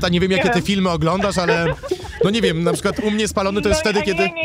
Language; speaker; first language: Polish; native; Polish